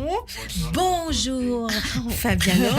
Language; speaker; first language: French; native; French